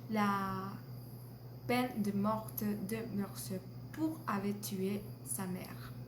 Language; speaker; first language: French; non-native, learner; Spanish